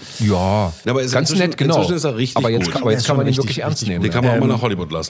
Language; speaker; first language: German; native; German